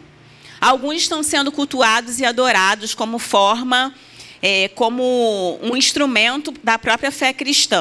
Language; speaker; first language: Portuguese; native; Portuguese